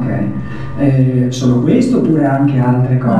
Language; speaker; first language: Italian; native; Italian